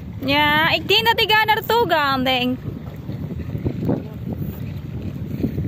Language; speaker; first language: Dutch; non-native, learner; Filipino